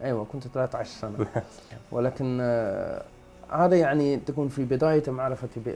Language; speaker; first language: Arabic; non-native, learner; Dutch